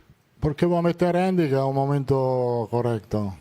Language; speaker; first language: Portuguese; non-native, fluent; Italian